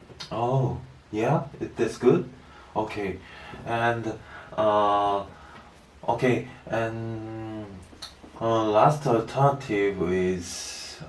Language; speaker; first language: English; non-native, learner; Korean